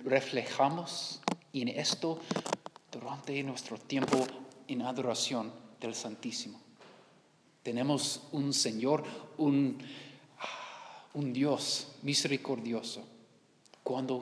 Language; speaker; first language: Spanish; non-native, learner; English